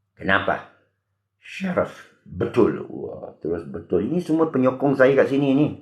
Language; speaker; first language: Malay; non-native, local second language; Min Nan Chinese